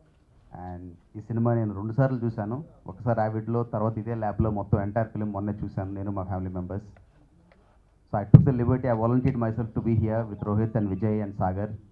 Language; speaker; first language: Telugu; native; Telugu